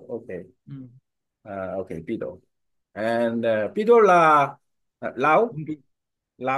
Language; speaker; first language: English; non-native, learner; Korean